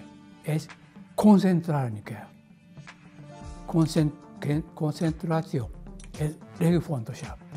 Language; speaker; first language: Hungarian; non-native, learner; Japanese